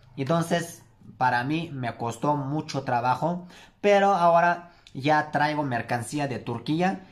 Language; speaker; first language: Spanish; non-native, learner; Turkish